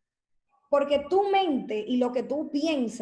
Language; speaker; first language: Spanish; native; Spanish